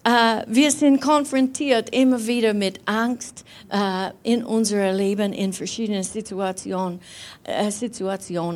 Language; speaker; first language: German; non-native, fluent; English